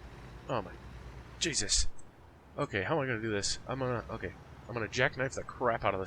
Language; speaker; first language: English; native; English